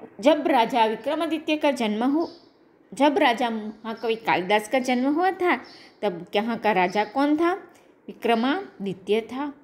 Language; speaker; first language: Hindi; non-native, local second language; Gujarati